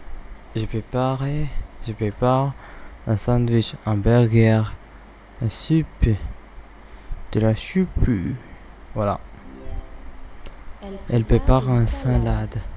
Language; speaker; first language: French; non-native, learner; English